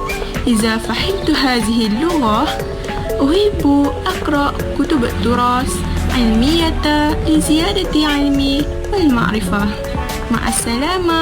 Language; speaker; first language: Arabic; non-native, learner; Malay